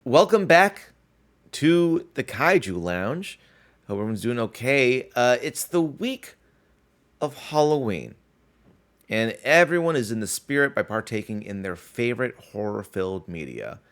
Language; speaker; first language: English; native; English